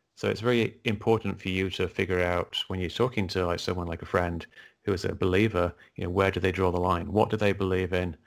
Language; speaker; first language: English; native; English